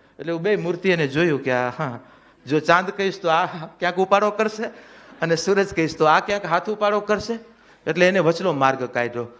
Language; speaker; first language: Gujarati; non-native, local second language; Kachhi